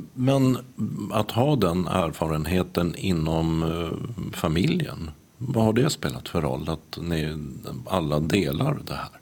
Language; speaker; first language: Swedish; native; Swedish